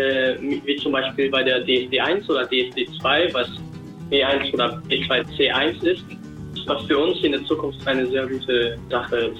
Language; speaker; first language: German; non-native, fluent; Spanish